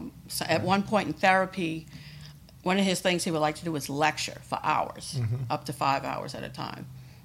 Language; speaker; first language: English; native; English